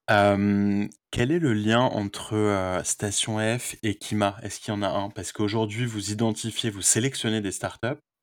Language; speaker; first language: French; native; French